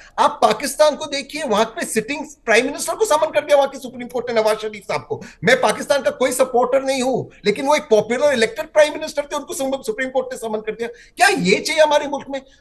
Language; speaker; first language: Hindi; non-native, local second language; Marathi